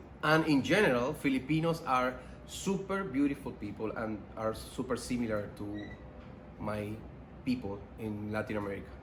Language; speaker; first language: English; non-native, learner; Spanish